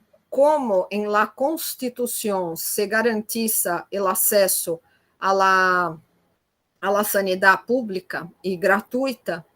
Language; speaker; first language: Spanish; non-native, fluent; Portuguese